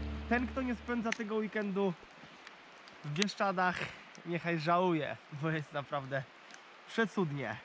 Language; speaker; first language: Polish; native; Polish